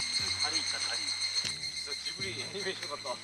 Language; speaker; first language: Korean; early bilingual, heritage; Korean